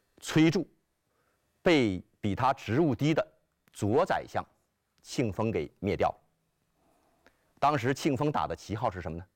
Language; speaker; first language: Chinese; native; Chinese